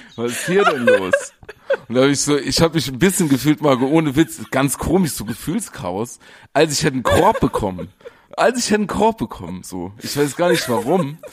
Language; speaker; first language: German; native; German